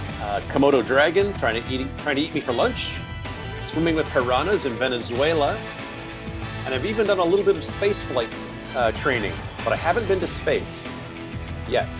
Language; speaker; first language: English; native; English